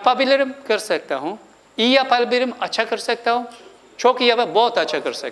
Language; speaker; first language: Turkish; non-native, fluent; Urdu